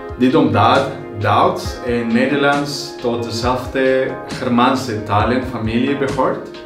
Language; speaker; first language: Dutch; non-native, learner; Spanish